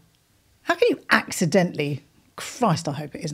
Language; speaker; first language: English; native; English